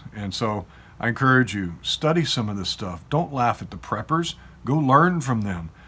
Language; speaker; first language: English; native; English